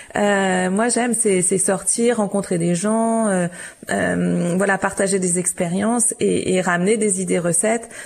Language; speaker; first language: French; native; French